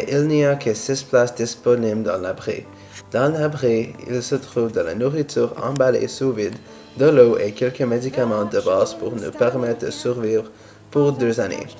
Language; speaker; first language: French; non-native, learner; English